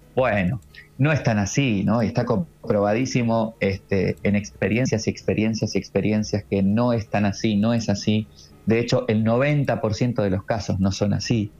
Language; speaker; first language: Spanish; native; Spanish